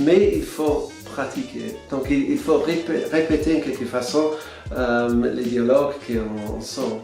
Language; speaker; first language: French; non-native, fluent; English